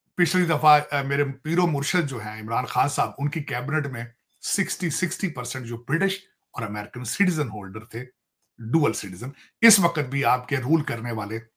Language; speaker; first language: Hindi; native; Hindi